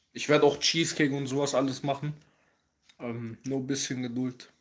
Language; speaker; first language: German; early bilingual, other home language; Kurdish